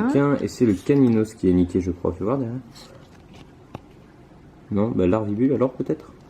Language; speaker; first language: French; native; French